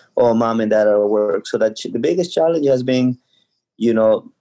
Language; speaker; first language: English; early bilingual, other home language; Spanish